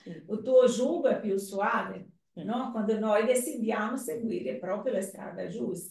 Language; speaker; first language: Italian; non-native, fluent; Portuguese